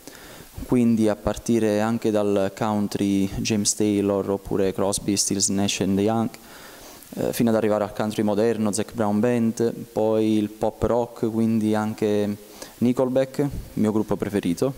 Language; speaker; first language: Italian; native; Italian